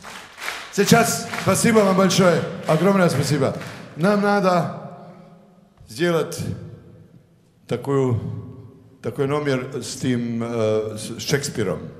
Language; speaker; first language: Russian; non-native, learner; Serbian